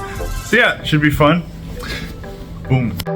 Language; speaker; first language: English; native; English